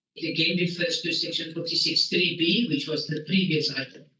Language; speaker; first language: English; non-native, local second language; Afrikaans